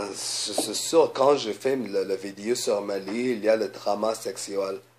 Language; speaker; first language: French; non-native, learner; English